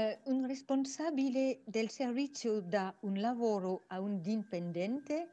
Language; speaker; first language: Italian; non-native, learner; French